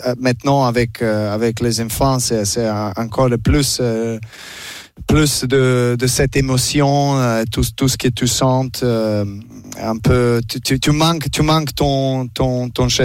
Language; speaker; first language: French; non-native, learner; Serbian